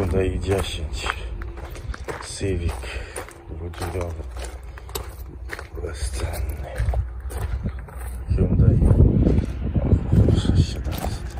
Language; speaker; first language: Polish; native; Polish